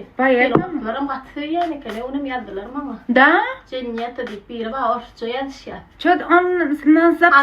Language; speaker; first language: Russian; non-native, learner; Turkmen